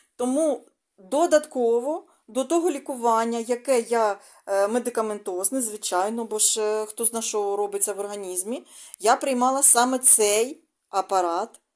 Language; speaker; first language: Ukrainian; non-native, local second language; Russian